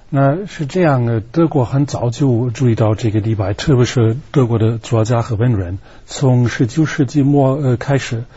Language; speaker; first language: Chinese; non-native, fluent; German